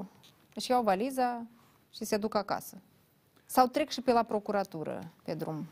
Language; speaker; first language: Romanian; native; Romanian